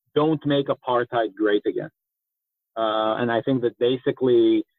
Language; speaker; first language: English; native; English